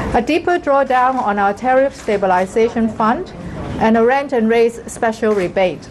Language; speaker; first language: English; non-native, local second language; Cantonese